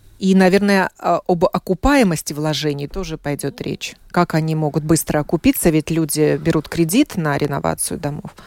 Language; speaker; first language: Russian; native; Russian